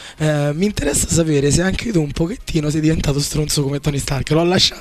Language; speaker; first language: Italian; native; Italian